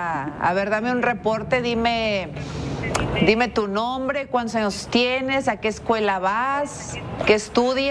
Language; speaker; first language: Spanish; native; Spanish